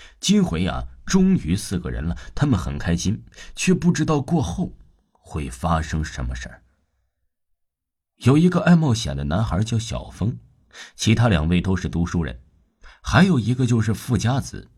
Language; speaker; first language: Chinese; non-native, local second language; Cantonese